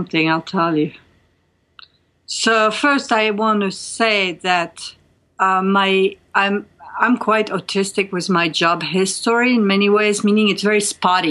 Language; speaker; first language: English; non-native, fluent; French